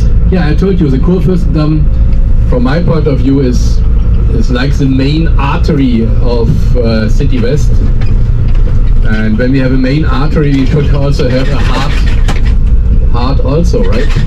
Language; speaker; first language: English; non-native, fluent; German